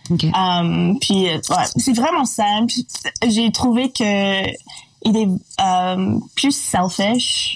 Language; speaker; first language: French; non-native, local second language; English